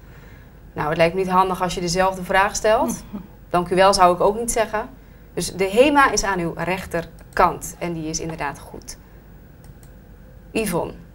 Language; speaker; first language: Dutch; native; Dutch